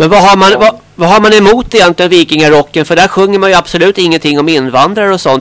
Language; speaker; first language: Swedish; native; Swedish